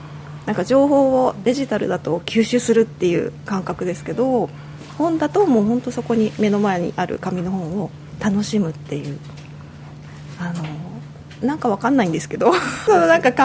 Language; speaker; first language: Japanese; native; Japanese